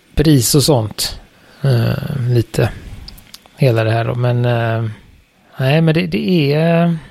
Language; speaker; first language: Swedish; native; Swedish